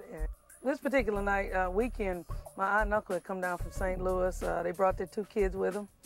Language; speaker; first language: English; native; English